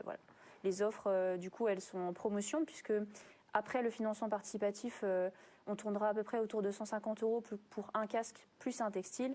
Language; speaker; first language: French; native; French